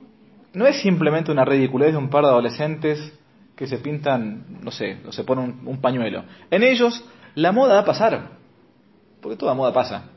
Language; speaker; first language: Spanish; native; Spanish